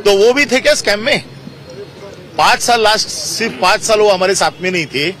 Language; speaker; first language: Hindi; non-native, local second language; Marathi